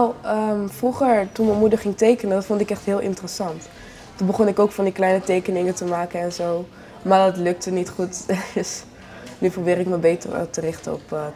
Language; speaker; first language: Dutch; native; Dutch